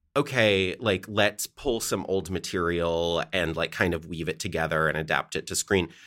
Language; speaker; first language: English; native; English